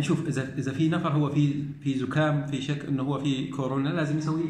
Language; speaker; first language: Arabic; non-native, learner; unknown